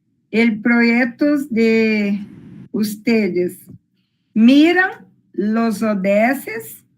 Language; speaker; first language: Spanish; non-native, learner; Portuguese